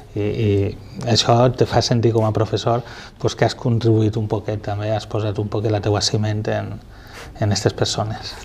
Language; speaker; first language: Catalan; native; Catalan